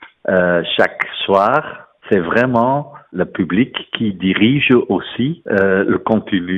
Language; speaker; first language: French; non-native, fluent; Dutch